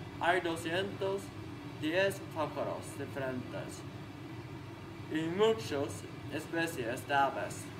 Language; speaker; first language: Spanish; non-native, learner; Swedish